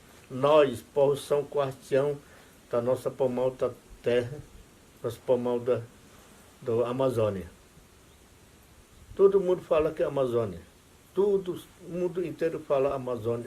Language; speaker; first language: Portuguese; non-native, local second language; Yanomámi